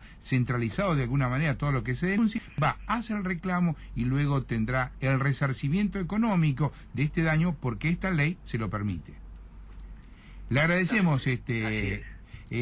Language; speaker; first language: Spanish; native; Spanish